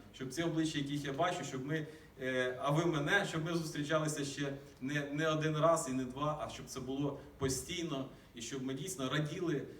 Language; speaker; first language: Ukrainian; native; Ukrainian